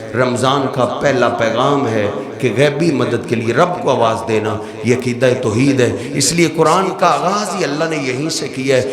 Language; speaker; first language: Urdu; non-native, local second language; Punjabi